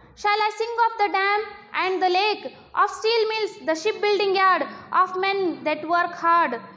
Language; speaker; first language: English; non-native, local second language; Kannada